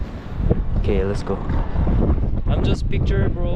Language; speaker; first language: English; non-native, learner; Korean